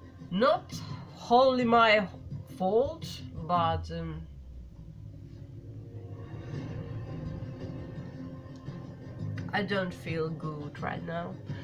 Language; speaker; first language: English; non-native, learner; Finnish